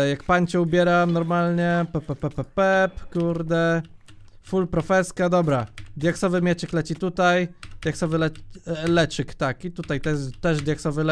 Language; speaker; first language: Polish; native; Polish